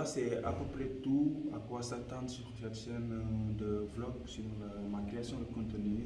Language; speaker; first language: French; non-native, local second language; Wolof